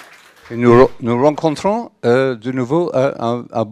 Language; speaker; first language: French; non-native, fluent; English